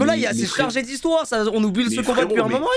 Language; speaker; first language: French; native; French